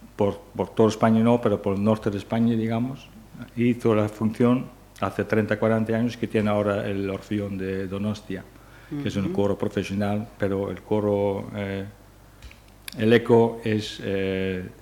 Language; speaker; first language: Spanish; non-native, fluent; Dutch